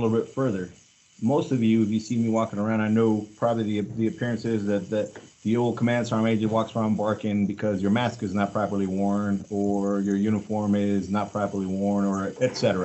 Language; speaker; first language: English; native; English